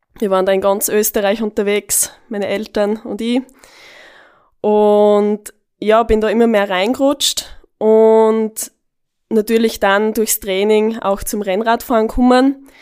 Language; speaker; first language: German; native; German